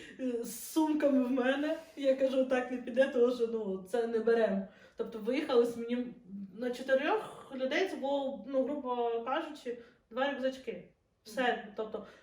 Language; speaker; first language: Ukrainian; non-native, local second language; Russian